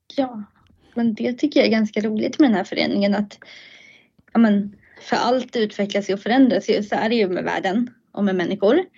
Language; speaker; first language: Swedish; native; Swedish